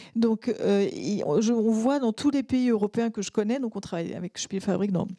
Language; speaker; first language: French; native; French